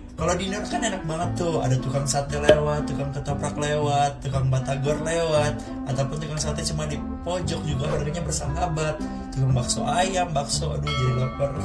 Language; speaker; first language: Indonesian; native; Indonesian